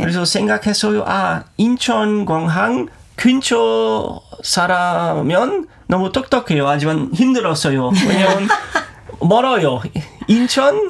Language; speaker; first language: Korean; non-native, learner; German